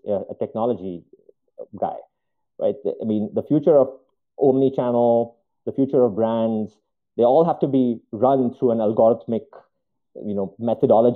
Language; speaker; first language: English; non-native, local second language; Hindi